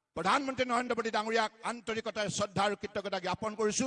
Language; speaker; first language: Hindi; non-native, local second language; Assamese